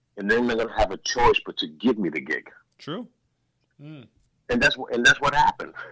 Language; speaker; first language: English; early bilingual, other home language; Spanish